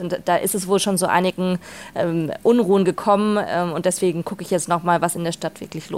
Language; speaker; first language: German; native; German